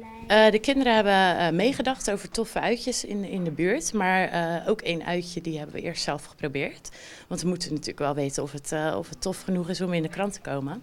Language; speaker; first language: Dutch; native; Dutch